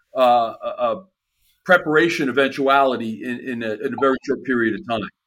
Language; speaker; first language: English; native; English